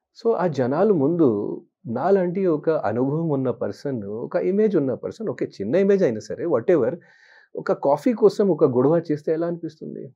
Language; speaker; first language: Telugu; non-native, fluent; Hindi